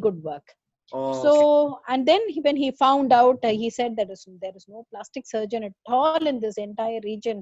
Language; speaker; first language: English; non-native, local second language; Tamil